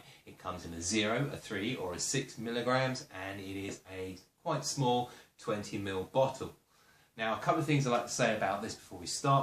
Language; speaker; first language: English; native; English